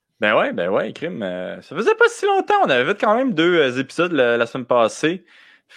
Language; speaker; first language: French; native; French